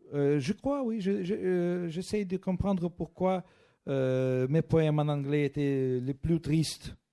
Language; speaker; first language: French; non-native, fluent; Russian